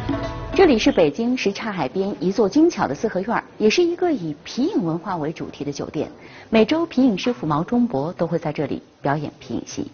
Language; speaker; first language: Chinese; native; Chinese